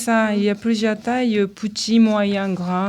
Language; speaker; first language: French; non-native, learner; Japanese